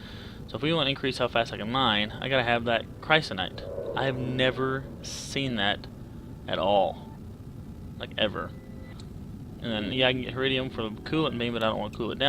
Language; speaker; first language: English; native; English